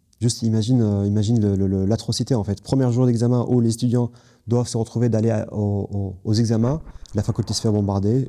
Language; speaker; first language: French; non-native, fluent; Kurdish